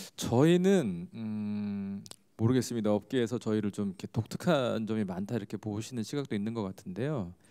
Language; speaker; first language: Korean; native; Korean